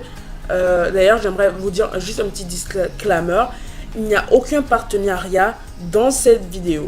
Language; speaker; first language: French; native; French